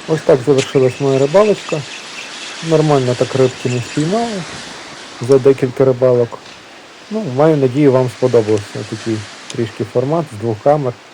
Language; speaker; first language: Ukrainian; native; Ukrainian